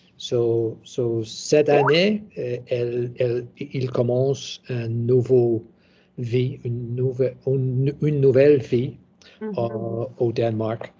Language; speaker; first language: French; non-native, learner; English